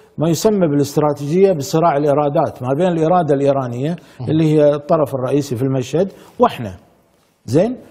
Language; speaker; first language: Arabic; native; Arabic